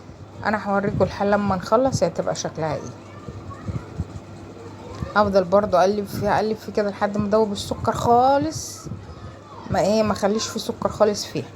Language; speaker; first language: Arabic; native; Arabic